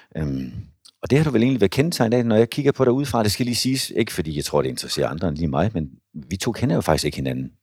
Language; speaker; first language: Danish; native; Danish